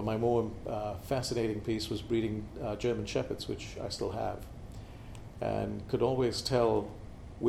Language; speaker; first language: English; non-native, local second language; Tamil